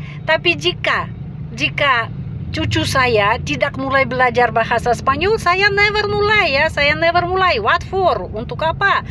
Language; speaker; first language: Indonesian; non-native, fluent; Russian